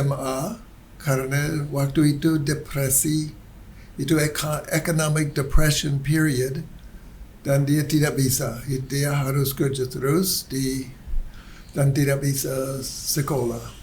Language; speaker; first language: Indonesian; non-native, learner; English